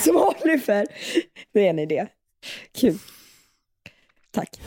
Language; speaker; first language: Swedish; native; Swedish